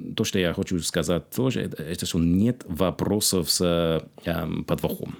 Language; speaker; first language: Russian; non-native, fluent; English